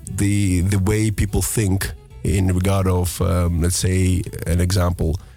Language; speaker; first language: English; early bilingual, other home language; Greek